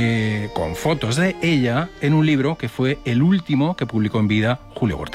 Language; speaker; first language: Spanish; native; Spanish